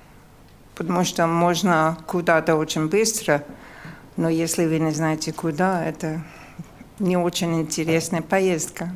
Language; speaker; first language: Russian; non-native, fluent; English